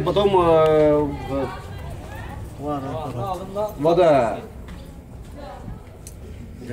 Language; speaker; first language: Russian; non-native, learner; Uzbek